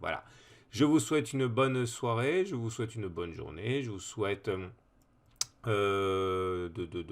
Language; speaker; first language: French; native; French